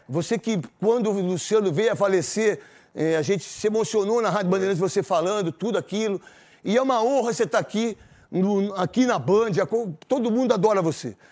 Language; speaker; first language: Portuguese; native; Portuguese